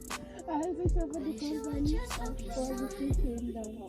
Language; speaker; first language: German; non-native, learner; Swahili